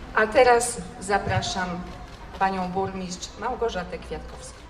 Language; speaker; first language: Polish; native; Polish